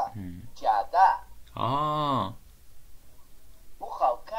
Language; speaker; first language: Chinese; non-native, learner; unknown